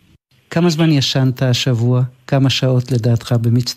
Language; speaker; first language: Hebrew; native; Hebrew